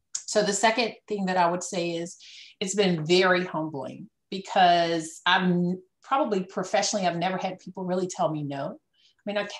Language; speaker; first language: English; native; English